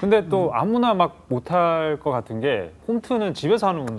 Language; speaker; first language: Korean; native; Korean